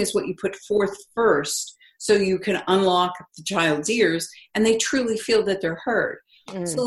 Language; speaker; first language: English; native; English